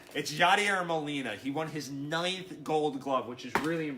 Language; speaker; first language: English; native; English